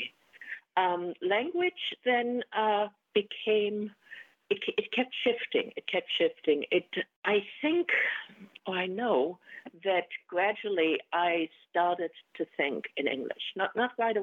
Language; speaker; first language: English; non-native, fluent; German